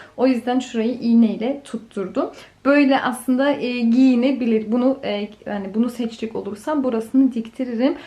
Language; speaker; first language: Turkish; early bilingual, heritage; Turkish